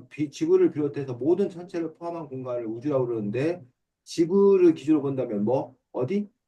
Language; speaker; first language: Korean; native; Korean